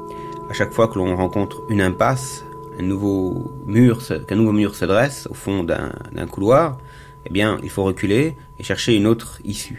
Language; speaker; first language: French; native; French